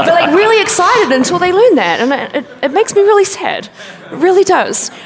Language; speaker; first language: English; native; English